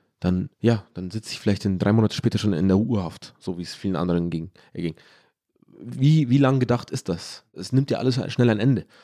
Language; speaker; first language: German; early bilingual, other home language; Arabic